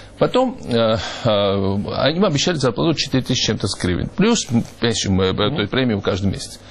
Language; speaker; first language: Russian; non-native, local second language; Georgian